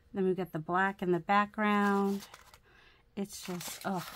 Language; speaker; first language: English; native; English